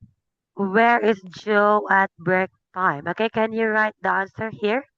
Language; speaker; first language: English; non-native, fluent; Filipino